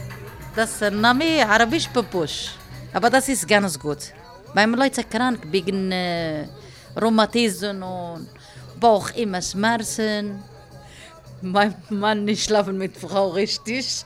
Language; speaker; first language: German; non-native, learner; Arabic